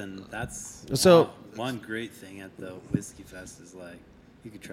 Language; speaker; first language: English; native; English